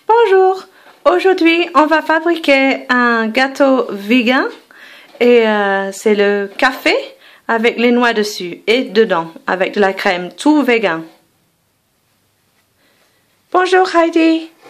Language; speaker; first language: French; non-native, fluent; English